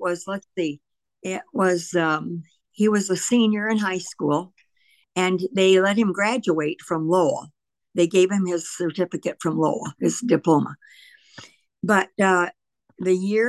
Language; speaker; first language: English; native; English